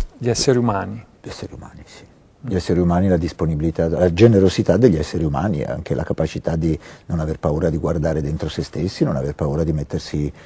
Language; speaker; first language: Italian; native; Italian